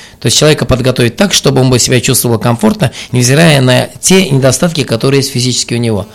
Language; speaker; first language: Russian; non-native, local second language; Azerbaijani